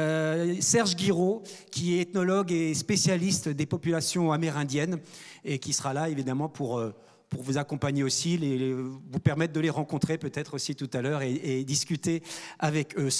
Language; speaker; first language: French; native; French